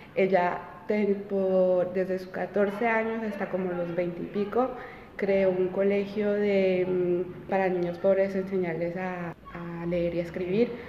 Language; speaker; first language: Spanish; early bilingual, heritage; Spanish